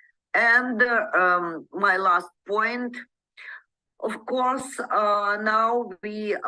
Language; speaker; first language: English; non-native, learner; Ukrainian